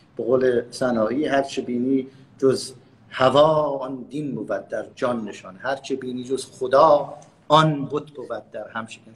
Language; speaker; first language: Persian; native; Persian